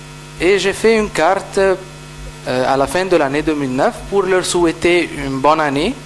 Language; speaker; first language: French; non-native, fluent; Arabic